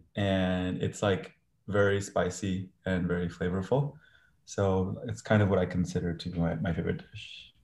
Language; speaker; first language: English; early bilingual, other home language; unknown